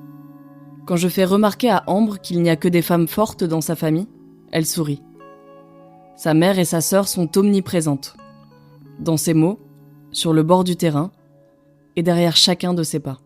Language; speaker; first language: French; native; French